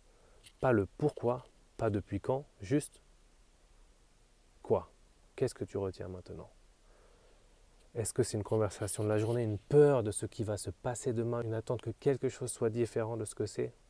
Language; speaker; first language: French; native; French